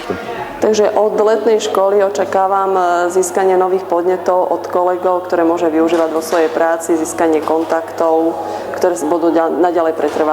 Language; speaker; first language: Slovak; native; Slovak